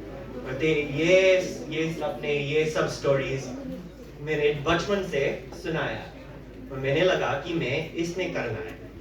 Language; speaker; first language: Hindi; early bilingual, heritage; English